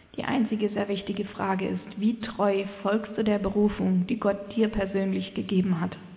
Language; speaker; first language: German; native; German